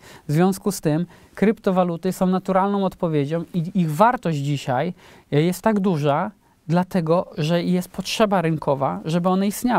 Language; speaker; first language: Polish; native; Polish